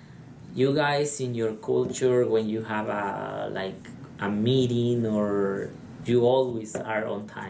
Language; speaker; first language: English; non-native, learner; Spanish